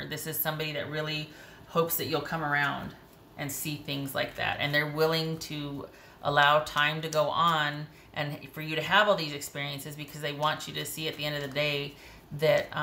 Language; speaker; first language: English; native; English